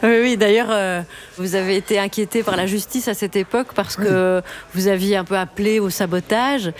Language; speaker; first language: French; native; French